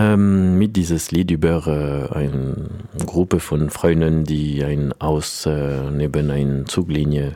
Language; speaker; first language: German; non-native, learner; French